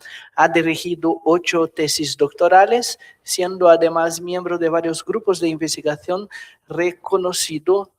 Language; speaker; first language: Spanish; non-native, fluent; Portuguese